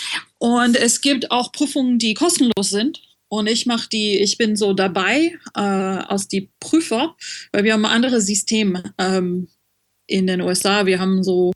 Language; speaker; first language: German; non-native, fluent; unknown